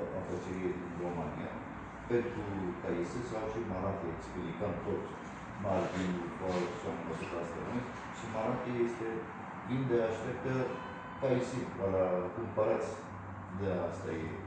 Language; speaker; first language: Romanian; non-native, learner; Turkish